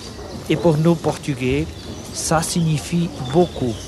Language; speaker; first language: French; non-native, fluent; Portuguese